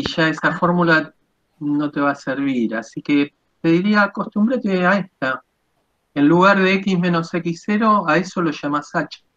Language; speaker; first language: Spanish; native; Spanish